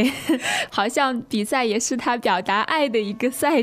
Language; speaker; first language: Chinese; native; Chinese